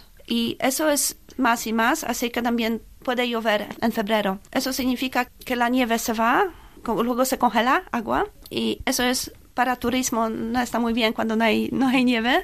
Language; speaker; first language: Spanish; non-native, fluent; Polish